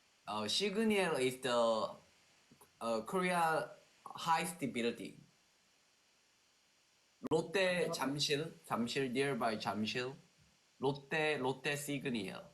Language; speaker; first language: English; non-native, learner; Korean